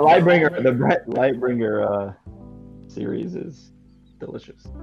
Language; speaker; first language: English; native; English